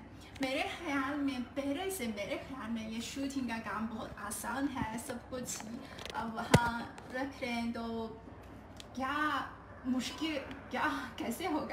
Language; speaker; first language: Hindi; non-native, learner; Chinese